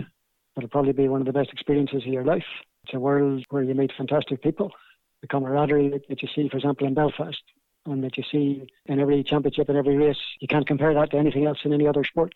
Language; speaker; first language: English; native; English